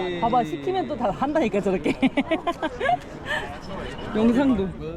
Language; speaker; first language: Korean; native; Korean